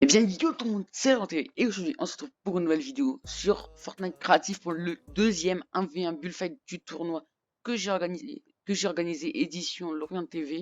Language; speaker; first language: French; native; French